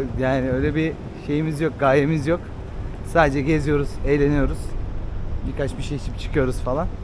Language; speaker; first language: Turkish; early bilingual, heritage; Turkish